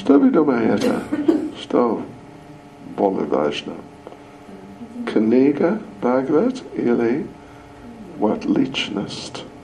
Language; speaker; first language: Russian; non-native, learner; English